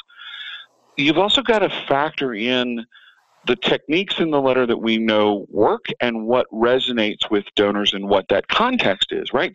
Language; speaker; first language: English; native; English